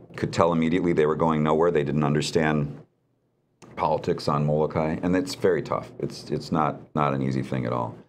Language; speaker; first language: English; native; English